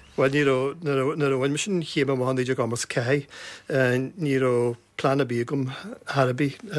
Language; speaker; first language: Irish; native; Irish